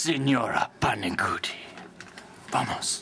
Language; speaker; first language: Spanish; non-native, learner; English